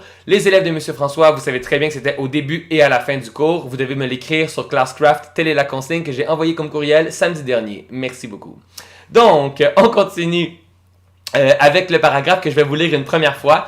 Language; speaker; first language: French; native; French